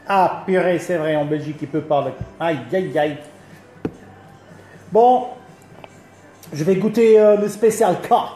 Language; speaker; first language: French; early bilingual, other home language; Italian